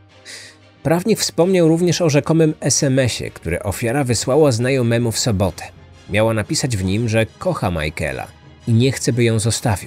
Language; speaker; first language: Polish; native; Polish